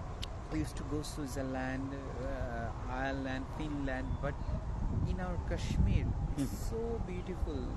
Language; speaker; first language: English; non-native, learner; Bangla